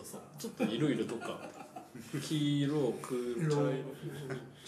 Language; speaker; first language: Japanese; native; Japanese